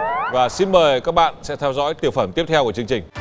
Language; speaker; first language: Vietnamese; native; Vietnamese